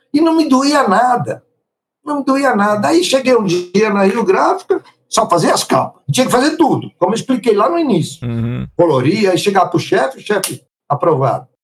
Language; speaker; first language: Portuguese; early bilingual, other home language; Italian